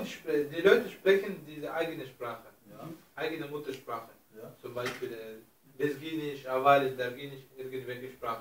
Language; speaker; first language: German; non-native, learner; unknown